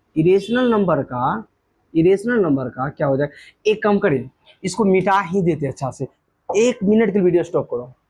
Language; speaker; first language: Hindi; native; Hindi